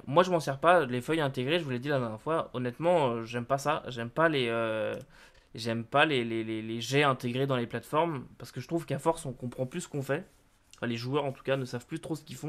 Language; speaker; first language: French; native; French